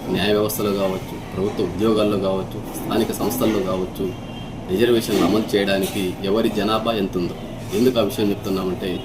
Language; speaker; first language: Telugu; native; Telugu